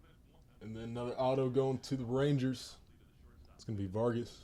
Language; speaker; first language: English; native; English